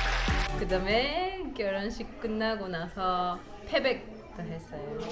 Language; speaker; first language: Korean; non-native, learner; German